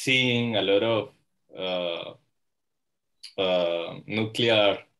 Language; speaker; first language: English; non-native, learner; Spanish